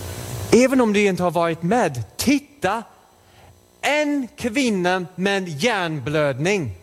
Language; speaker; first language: Swedish; non-native, fluent; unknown